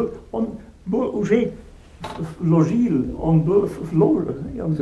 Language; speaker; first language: Russian; non-native, learner; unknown